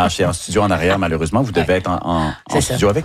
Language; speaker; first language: French; native; French